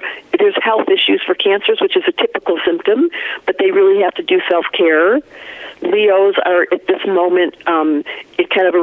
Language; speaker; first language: English; native; English